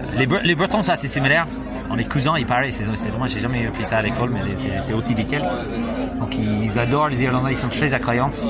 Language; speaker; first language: French; non-native, fluent; English